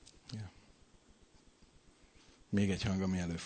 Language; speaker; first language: Hungarian; native; Hungarian